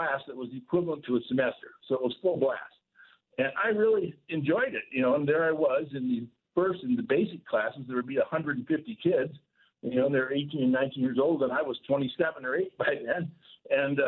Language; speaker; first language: English; native; English